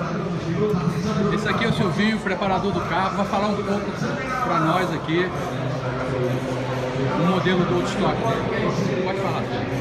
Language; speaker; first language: Portuguese; native; Portuguese